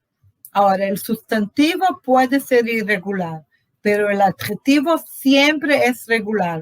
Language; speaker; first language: Spanish; non-native, fluent; Portuguese